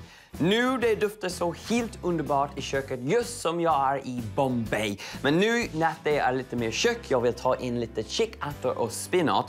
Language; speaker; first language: Swedish; non-native, learner; English